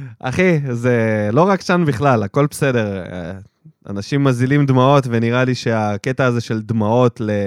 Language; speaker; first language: Hebrew; early bilingual, other home language; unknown